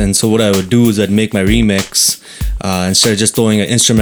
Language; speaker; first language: English; native; English